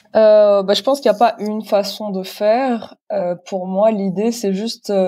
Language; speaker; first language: French; non-native, local second language; Arabic